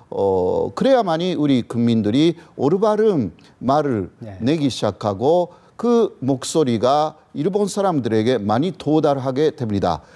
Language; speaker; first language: Korean; non-native, fluent; Japanese